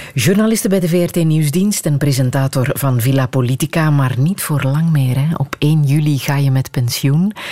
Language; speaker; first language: Dutch; native; Dutch